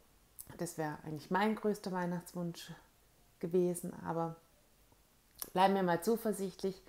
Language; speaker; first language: German; native; German